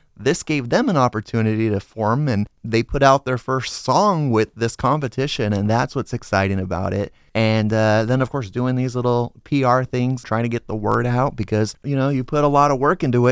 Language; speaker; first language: English; native; English